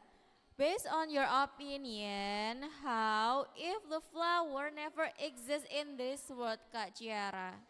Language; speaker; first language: English; non-native, learner; Indonesian